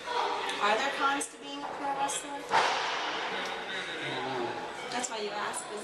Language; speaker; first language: English; native; English